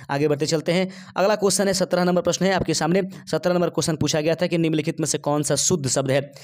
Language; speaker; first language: Hindi; native; Hindi